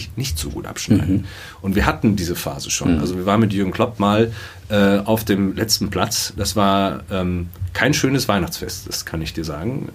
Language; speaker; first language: German; native; German